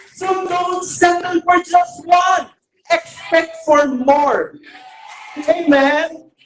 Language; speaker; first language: English; non-native, local second language; Filipino